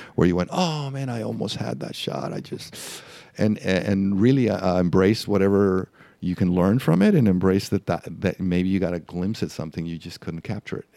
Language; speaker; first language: English; non-native, fluent; Spanish